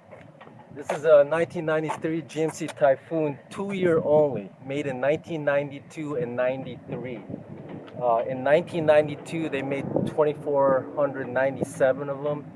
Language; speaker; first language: English; native; English